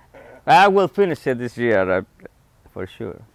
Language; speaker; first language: English; non-native, fluent; Spanish